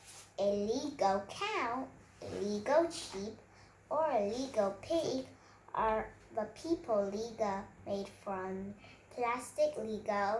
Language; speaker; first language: English; non-native, learner; Vietnamese